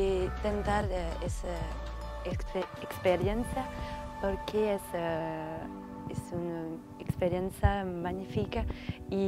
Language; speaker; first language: Portuguese; early bilingual, heritage; French